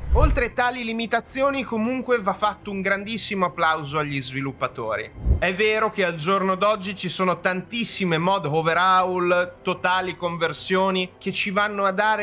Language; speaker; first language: Italian; native; Italian